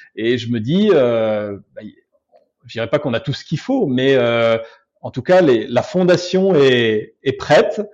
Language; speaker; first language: French; native; French